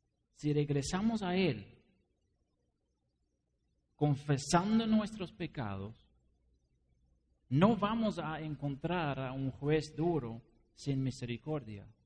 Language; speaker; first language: Spanish; non-native, fluent; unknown